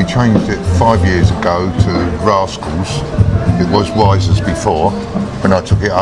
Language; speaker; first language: English; native; English